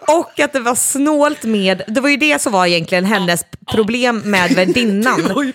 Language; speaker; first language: Swedish; native; Swedish